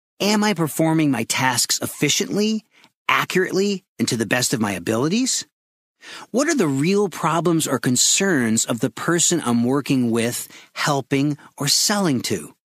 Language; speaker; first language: English; native; English